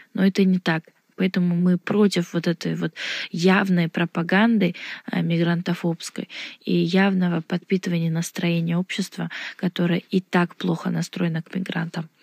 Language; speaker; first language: Russian; non-native, local second language; Uzbek